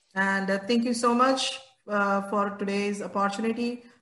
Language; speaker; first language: English; non-native, local second language; Gujarati